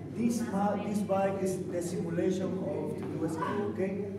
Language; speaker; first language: English; non-native, learner; Spanish